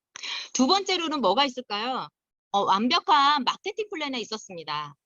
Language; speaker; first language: Korean; native; Korean